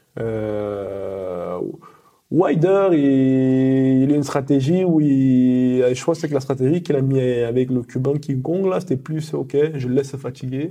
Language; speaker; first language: French; early bilingual, other home language; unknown